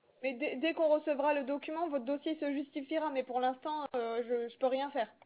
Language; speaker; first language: French; native; French